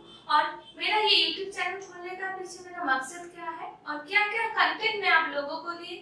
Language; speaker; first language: Hindi; non-native, local second language; Bangla